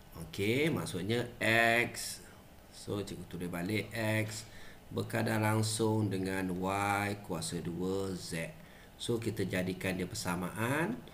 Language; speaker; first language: Malay; native; Malay